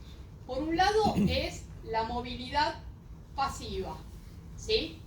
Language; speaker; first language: Spanish; native; Spanish